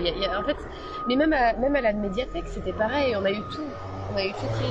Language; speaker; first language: French; native; French